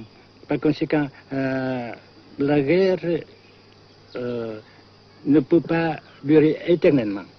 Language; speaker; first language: French; non-native, local second language; Vietnamese